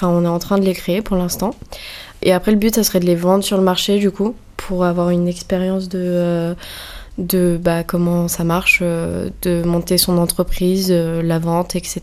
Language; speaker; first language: French; native; French